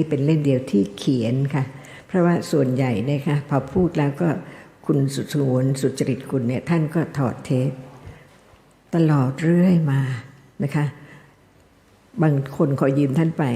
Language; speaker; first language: Thai; native; Thai